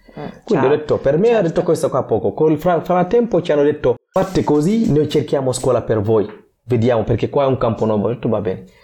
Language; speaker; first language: Italian; non-native, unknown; Fula